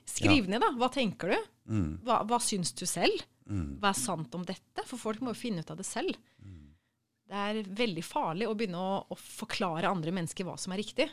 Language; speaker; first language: Norwegian; native; Norwegian